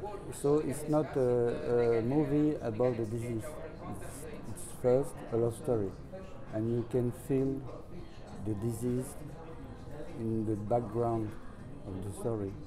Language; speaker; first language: English; non-native, learner; French